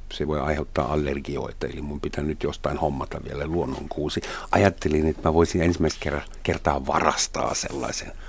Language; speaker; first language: Finnish; non-native, fluent; German